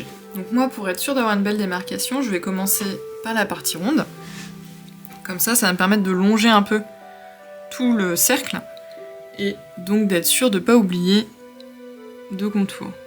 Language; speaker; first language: French; native; French